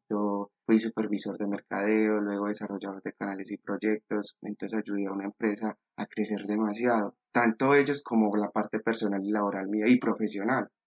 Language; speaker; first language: Spanish; native; Spanish